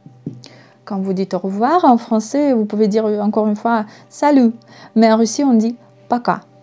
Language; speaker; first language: French; non-native, fluent; Russian